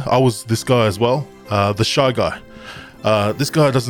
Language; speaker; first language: English; non-native, local second language; Tongan